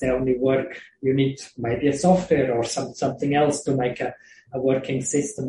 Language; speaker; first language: English; non-native, fluent; Swiss German